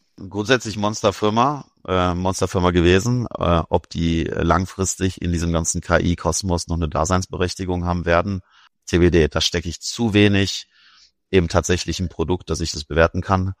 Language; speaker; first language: German; native; German